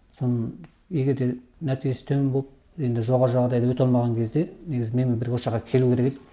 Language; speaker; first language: Kazakh; early bilingual, heritage; Kazakh